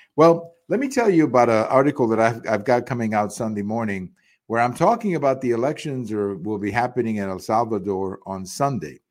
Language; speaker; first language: English; native; English